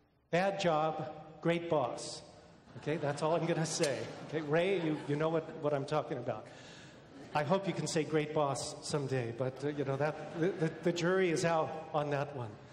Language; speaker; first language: English; native; English